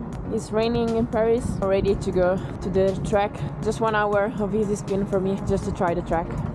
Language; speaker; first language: English; non-native, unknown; Italian